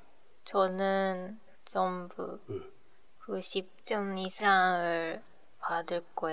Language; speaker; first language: Korean; non-native, learner; Japanese